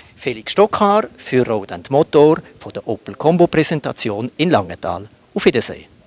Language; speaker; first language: German; native; German